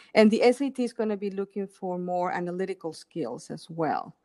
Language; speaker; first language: English; non-native, fluent; Spanish